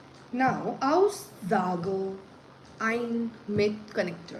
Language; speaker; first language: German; non-native, learner; Hindi